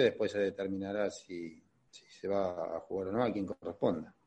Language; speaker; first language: Spanish; native; Spanish